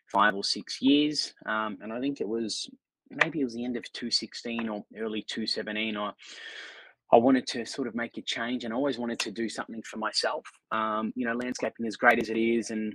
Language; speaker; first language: English; native; English